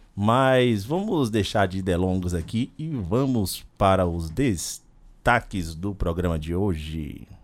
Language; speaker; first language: Portuguese; native; Portuguese